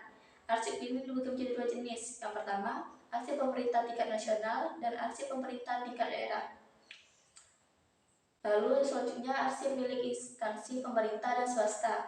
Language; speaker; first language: Indonesian; native; Indonesian